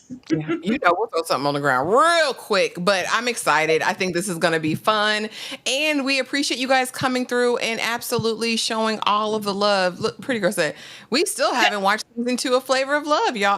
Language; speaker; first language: English; native; English